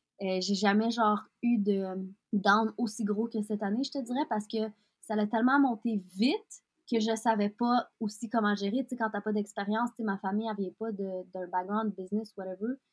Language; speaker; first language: French; early bilingual, other home language; Russian